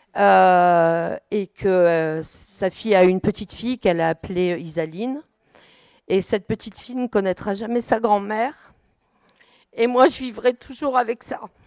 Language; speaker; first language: French; native; French